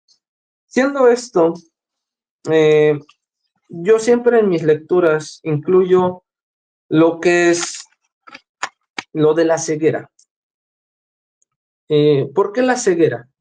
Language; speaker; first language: Spanish; native; Spanish